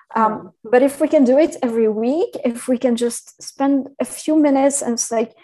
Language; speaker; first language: English; non-native, fluent; Arabic